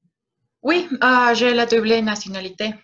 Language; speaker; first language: French; non-native, learner; Spanish